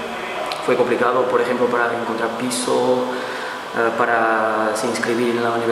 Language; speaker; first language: Spanish; non-native, learner; Portuguese